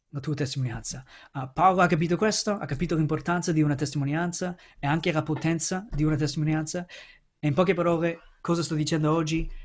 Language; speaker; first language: Italian; non-native, fluent; English